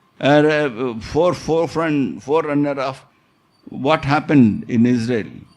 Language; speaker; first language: English; non-native, local second language; Tamil